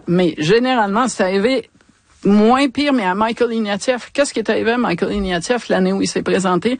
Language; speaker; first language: French; native; French